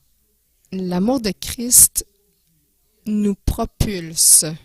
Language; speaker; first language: French; non-native, fluent; English